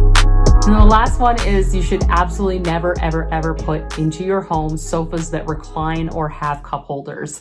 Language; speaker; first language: English; native; English